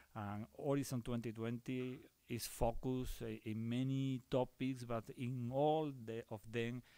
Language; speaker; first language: English; non-native, fluent; Spanish